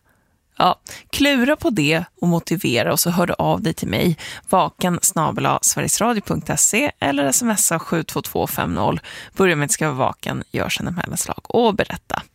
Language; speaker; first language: Swedish; native; Swedish